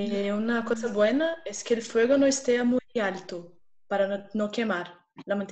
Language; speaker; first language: Spanish; non-native, fluent; Portuguese